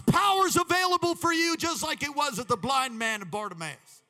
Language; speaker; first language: English; native; English